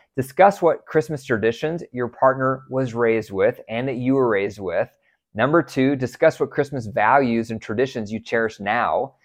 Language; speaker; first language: English; native; English